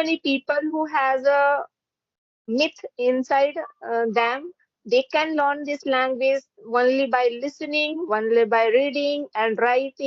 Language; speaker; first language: English; non-native, fluent; Hindi